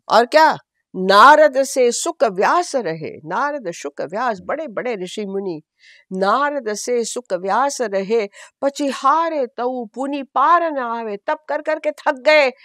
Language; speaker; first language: Hindi; non-native, local second language; Gujarati